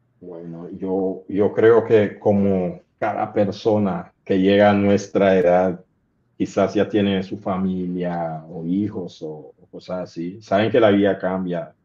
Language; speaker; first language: Spanish; non-native, local second language; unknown